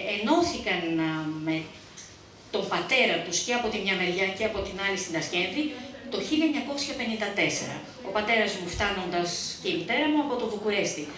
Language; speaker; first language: Greek; early bilingual, heritage; Greek